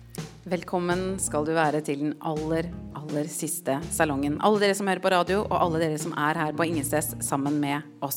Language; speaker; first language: Norwegian; native; Norwegian